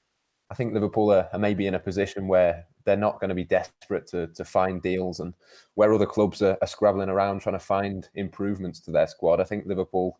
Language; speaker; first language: English; native; English